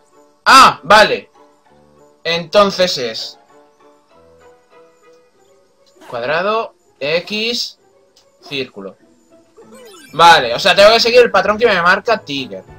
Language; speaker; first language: Spanish; native; Spanish